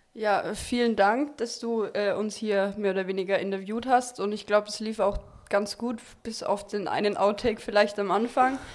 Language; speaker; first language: German; native; German